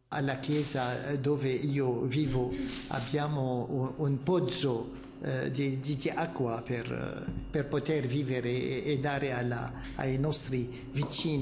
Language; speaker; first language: Italian; non-native, fluent; Arabic